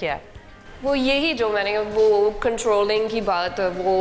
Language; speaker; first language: Hindi; non-native, learner; English